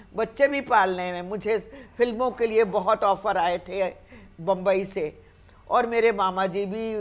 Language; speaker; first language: Hindi; native; Hindi